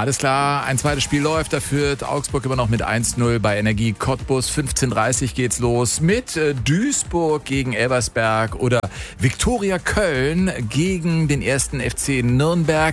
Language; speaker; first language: German; native; German